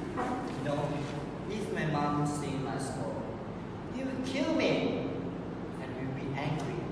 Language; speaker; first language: English; non-native, learner; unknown